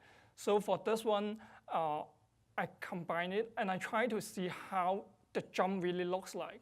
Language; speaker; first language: English; non-native, fluent; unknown